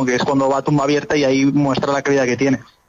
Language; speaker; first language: Spanish; native; Spanish